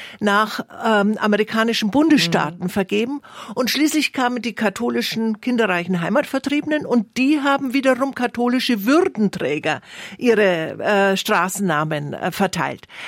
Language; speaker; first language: German; native; German